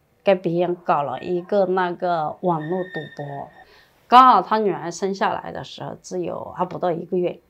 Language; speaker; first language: Chinese; native; Chinese